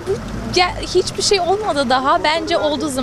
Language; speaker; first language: Turkish; non-native, fluent; English